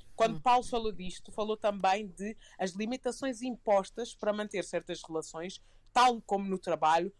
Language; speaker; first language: Portuguese; native; Portuguese